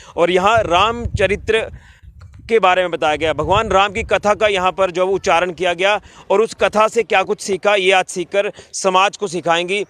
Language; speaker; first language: Hindi; non-native, local second language; Dogri